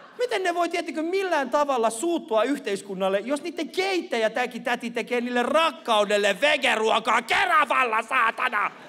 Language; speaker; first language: Finnish; early bilingual, other home language; Persian